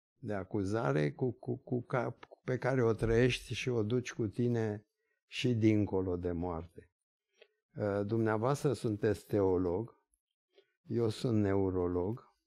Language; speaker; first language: Romanian; early bilingual, other home language; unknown